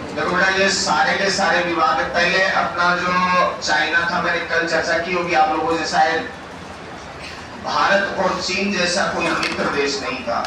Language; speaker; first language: Hindi; native; Hindi